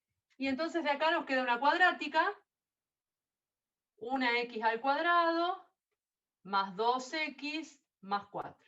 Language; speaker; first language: Spanish; native; Spanish